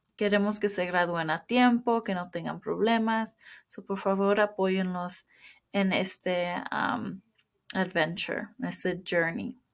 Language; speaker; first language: Spanish; early bilingual, heritage; Spanish